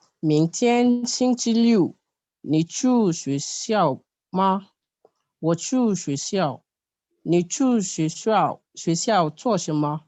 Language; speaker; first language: Chinese; non-native, learner; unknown